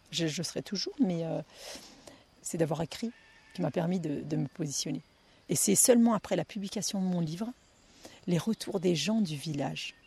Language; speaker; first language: French; native; French